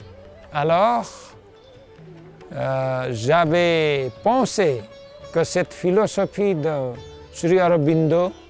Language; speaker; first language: French; non-native, fluent; Nepali